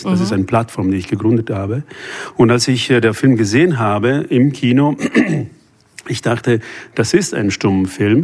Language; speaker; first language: German; non-native, fluent; Italian